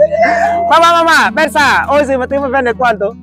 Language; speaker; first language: Portuguese; non-native, learner; Vietnamese